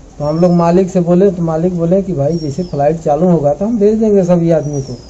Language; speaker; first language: Hindi; native; Hindi